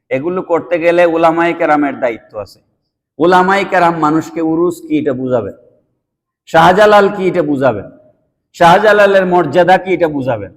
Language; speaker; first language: Bangla; native; Bangla